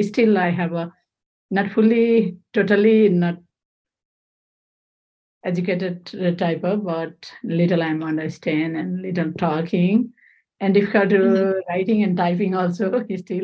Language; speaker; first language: English; non-native, learner; Nepali